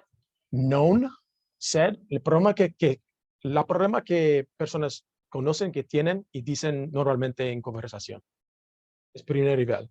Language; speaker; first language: Spanish; non-native, learner; English